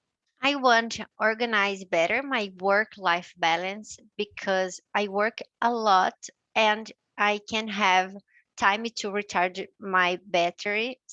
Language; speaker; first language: English; non-native, learner; Portuguese